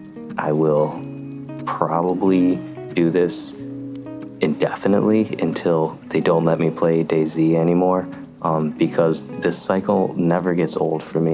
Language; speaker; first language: English; native; English